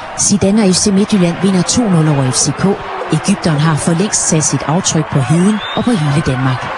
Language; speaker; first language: Danish; native; Danish